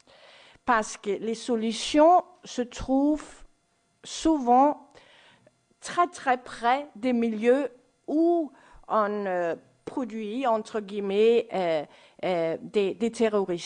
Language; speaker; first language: French; non-native, fluent; Danish